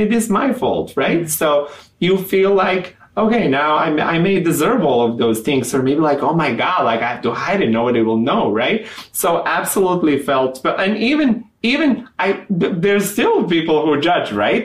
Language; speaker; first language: English; non-native, fluent; Serbian